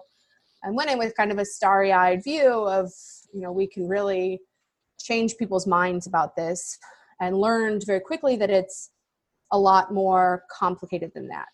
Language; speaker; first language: English; native; English